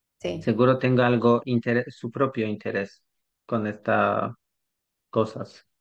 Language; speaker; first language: Spanish; non-native, learner; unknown